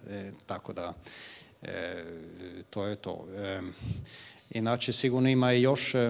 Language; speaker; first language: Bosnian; non-native, fluent; Swedish